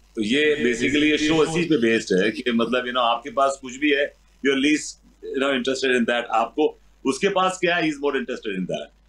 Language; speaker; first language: Hindi; native; Hindi